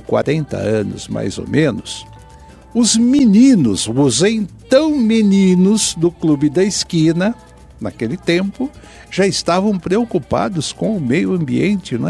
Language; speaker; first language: Portuguese; native; Portuguese